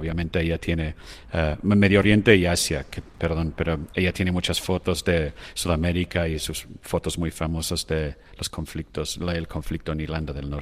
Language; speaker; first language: Spanish; non-native, fluent; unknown